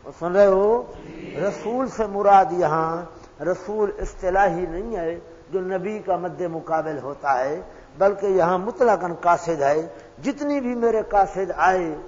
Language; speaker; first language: Urdu; non-native, local second language; Pashto